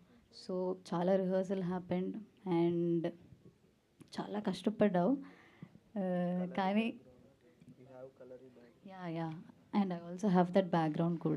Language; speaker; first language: Telugu; non-native, learner; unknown